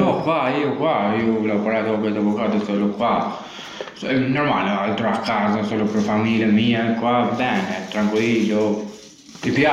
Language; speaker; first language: Italian; non-native, learner; Albanian